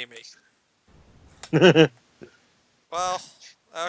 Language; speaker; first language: English; native; English